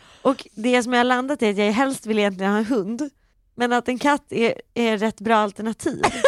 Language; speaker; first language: Swedish; native; Swedish